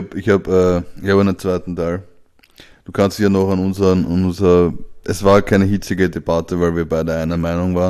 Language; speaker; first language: German; native; German